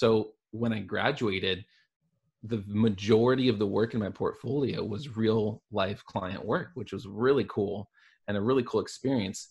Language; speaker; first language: English; native; English